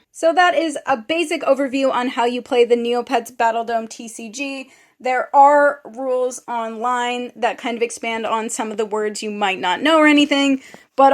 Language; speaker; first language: English; native; English